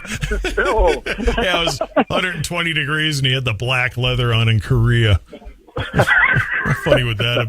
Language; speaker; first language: English; native; English